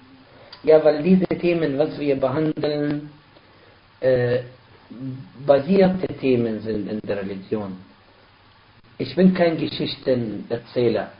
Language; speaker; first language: German; non-native, fluent; Arabic